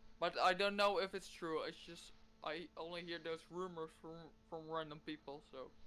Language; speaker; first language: English; non-native, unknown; Dutch